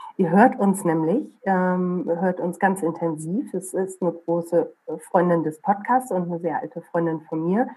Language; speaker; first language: German; native; German